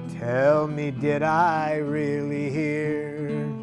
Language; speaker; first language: English; native; English